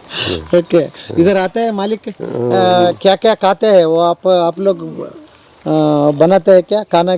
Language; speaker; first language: Hindi; non-native, local second language; Kannada